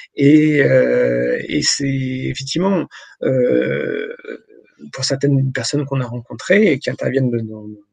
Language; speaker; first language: French; native; French